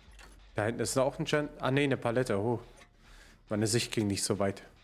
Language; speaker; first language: German; native; German